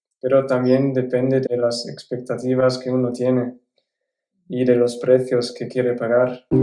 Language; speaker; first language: Spanish; non-native, fluent; German